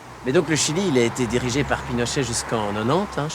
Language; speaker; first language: French; native; French